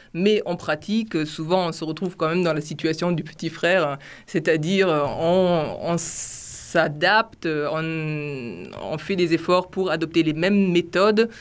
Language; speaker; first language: French; non-native, fluent; German